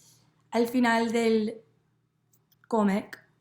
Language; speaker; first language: Spanish; non-native, learner; English